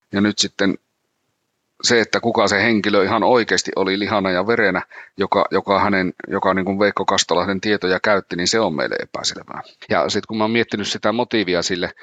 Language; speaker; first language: Finnish; native; Finnish